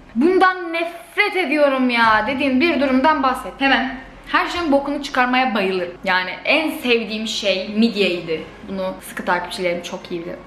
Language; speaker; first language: Turkish; native; Turkish